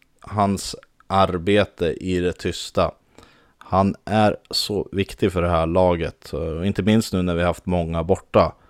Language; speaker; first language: Swedish; native; Swedish